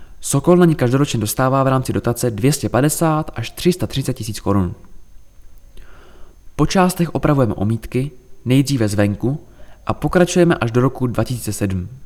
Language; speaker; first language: Czech; native; Czech